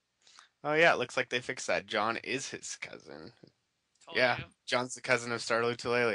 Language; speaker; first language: English; native; English